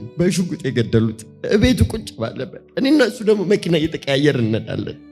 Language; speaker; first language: Amharic; native; Amharic